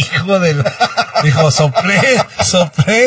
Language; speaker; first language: Spanish; native; Spanish